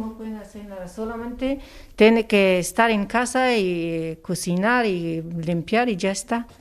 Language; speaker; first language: Spanish; non-native, learner; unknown